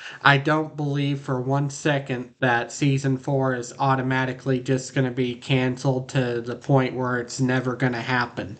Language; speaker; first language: English; native; English